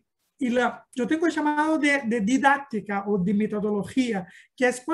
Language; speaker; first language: Spanish; non-native, learner; Portuguese